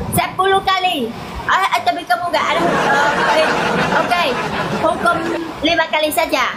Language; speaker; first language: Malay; non-native, fluent; Vietnamese